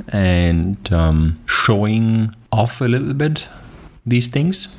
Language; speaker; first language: English; non-native, fluent; German